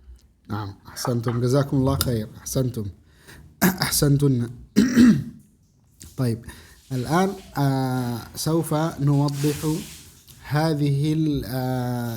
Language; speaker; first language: Arabic; non-native, fluent; Indonesian